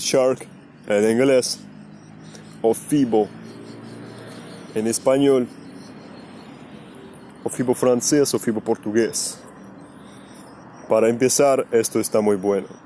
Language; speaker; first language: Spanish; non-native, fluent; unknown